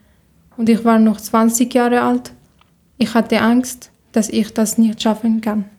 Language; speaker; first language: German; non-native, learner; Arabic